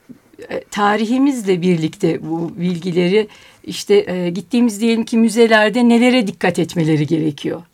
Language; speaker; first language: Turkish; native; Turkish